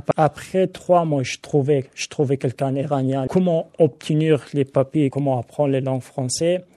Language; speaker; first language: French; non-native, learner; Hazaragi